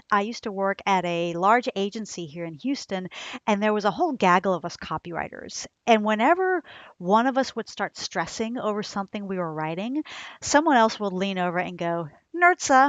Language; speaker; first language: English; native; English